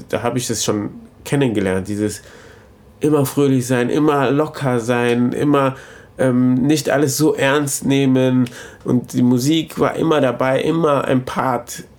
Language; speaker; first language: German; early bilingual, other home language; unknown